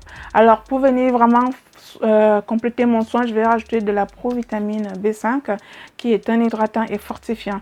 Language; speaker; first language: French; native; French